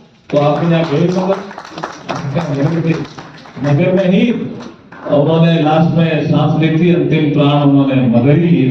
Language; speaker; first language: Hindi; native; Hindi